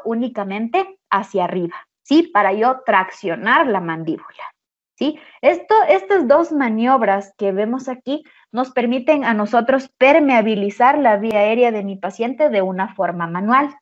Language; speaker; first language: Spanish; native; Spanish